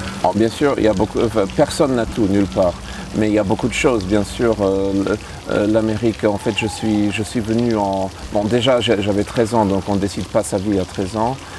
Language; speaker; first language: French; early bilingual, other home language; English